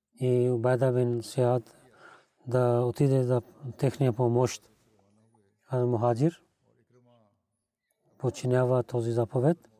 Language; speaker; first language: Bulgarian; non-native, learner; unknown